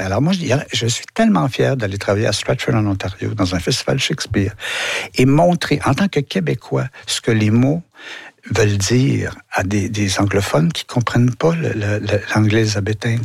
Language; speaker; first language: French; native; French